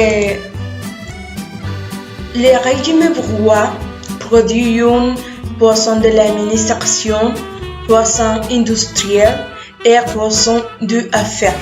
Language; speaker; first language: French; non-native, learner; Spanish